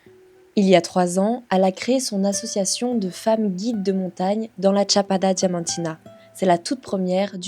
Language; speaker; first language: French; native; French